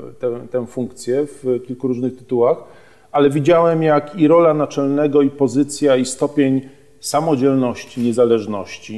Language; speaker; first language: Polish; native; Polish